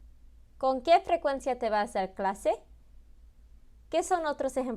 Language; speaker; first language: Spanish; early bilingual, heritage; Spanish